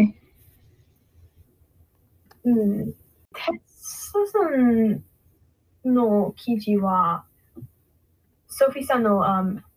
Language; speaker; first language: Japanese; non-native, learner; English